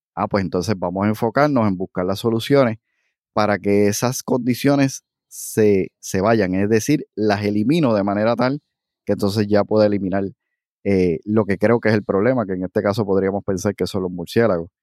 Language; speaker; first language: Spanish; native; Spanish